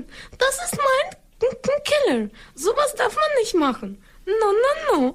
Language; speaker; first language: German; non-native, learner; Ukrainian